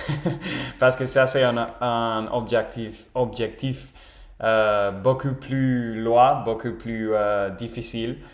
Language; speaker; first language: French; non-native, learner; English